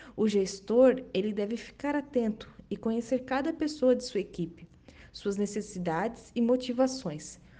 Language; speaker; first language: Portuguese; native; Portuguese